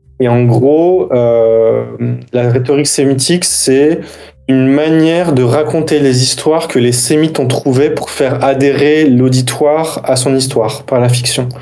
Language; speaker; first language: French; native; French